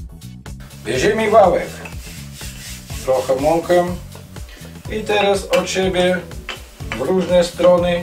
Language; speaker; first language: Polish; non-native, learner; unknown